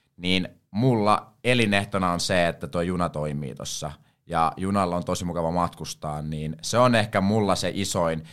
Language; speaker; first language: Finnish; native; Finnish